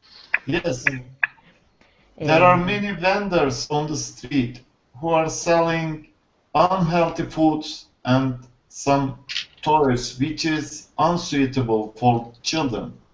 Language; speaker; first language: English; non-native, learner; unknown